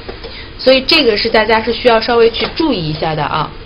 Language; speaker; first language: Chinese; native; Chinese